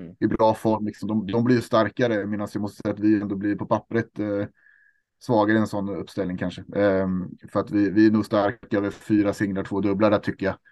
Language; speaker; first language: Swedish; native; Swedish